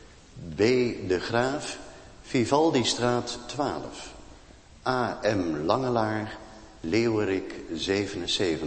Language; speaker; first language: Dutch; native; Dutch